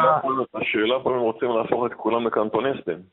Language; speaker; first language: Hebrew; native; Hebrew